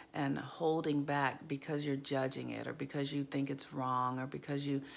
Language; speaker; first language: English; native; English